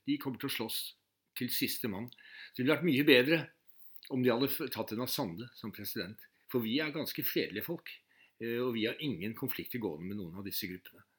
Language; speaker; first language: Norwegian; native; Norwegian